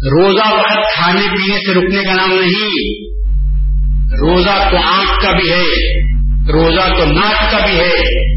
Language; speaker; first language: Urdu; native; Urdu